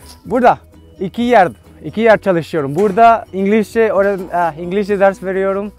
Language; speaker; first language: Turkish; non-native, learner; Spanish